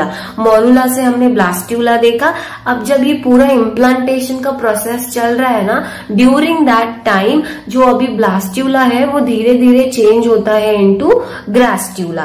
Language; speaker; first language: Hindi; native; Hindi